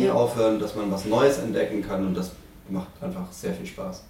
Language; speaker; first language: German; native; German